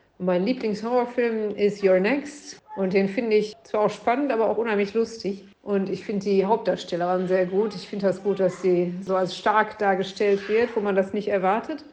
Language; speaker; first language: German; native; German